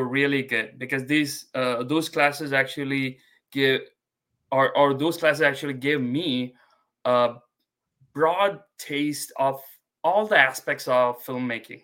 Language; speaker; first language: English; non-native, local second language; Malayalam